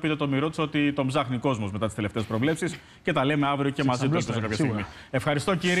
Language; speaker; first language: Greek; native; Greek